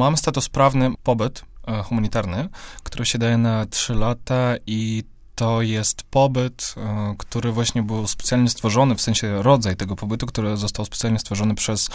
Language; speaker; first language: Polish; non-native, fluent; Russian